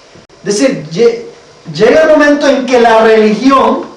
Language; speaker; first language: Spanish; native; Spanish